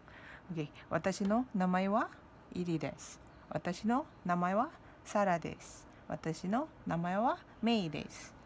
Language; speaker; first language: Japanese; non-native, fluent; Malay